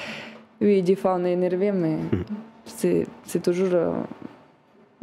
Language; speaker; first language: French; non-native, learner; Russian